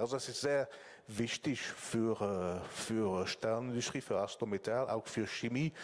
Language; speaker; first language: German; non-native, learner; English